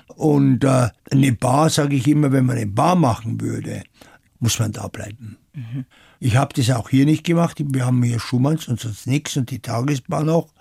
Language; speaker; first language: German; native; German